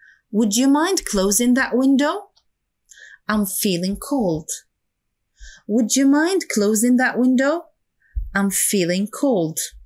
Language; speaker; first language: English; non-native, fluent; Arabic